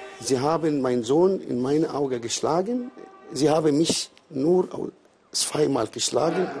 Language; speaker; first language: German; non-native, learner; Arabic